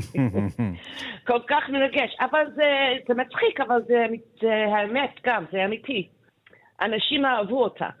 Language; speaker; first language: Hebrew; non-native, fluent; English